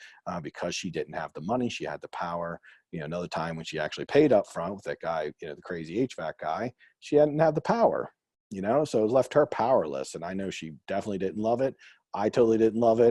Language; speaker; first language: English; native; English